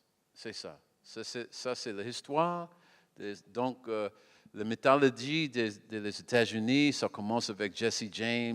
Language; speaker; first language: French; non-native, learner; English